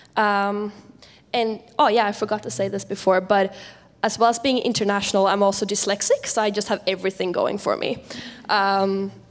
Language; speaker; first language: English; non-native, fluent; Swedish